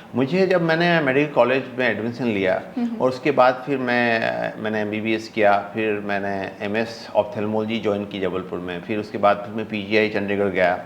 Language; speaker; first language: Hindi; native; Hindi